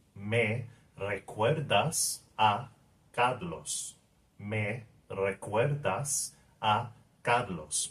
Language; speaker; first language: Spanish; non-native, fluent; English